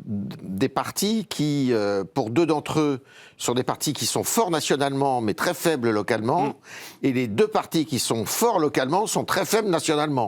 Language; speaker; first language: French; native; French